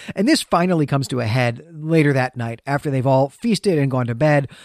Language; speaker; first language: English; native; English